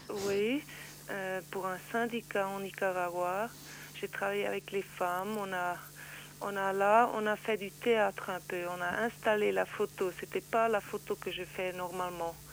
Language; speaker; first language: French; non-native, learner; Swiss German